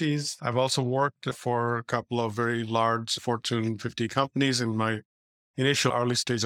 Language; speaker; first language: English; non-native, local second language; Bangla